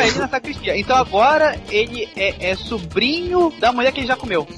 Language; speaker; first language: Portuguese; native; Portuguese